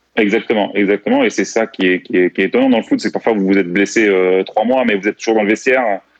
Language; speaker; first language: French; native; French